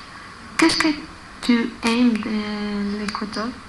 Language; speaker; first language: French; non-native, learner; Spanish